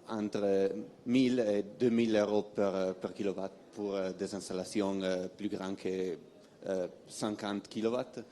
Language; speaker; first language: French; non-native, fluent; Italian